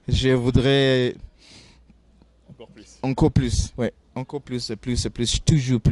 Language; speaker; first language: French; non-native, fluent; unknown